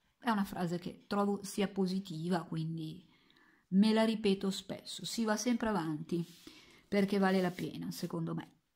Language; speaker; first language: Italian; native; Italian